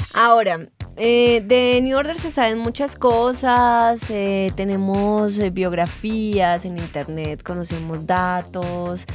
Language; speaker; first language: Spanish; native; Spanish